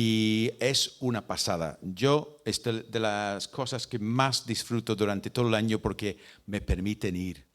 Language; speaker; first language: Spanish; non-native, fluent; English